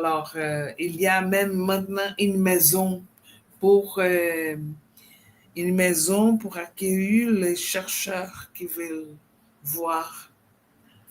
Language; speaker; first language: French; non-native, fluent; Portuguese